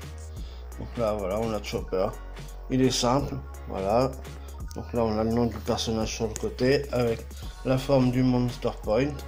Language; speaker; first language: French; native; French